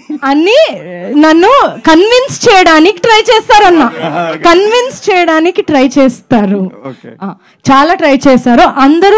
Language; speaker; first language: Telugu; non-native, fluent; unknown